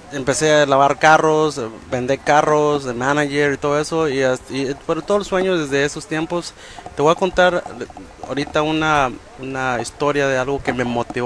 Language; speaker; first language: Spanish; native; Spanish